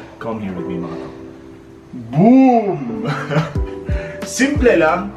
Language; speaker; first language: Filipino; non-native, learner; Arabic